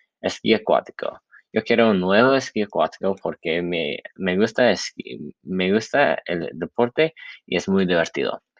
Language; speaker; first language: Spanish; non-native, learner; English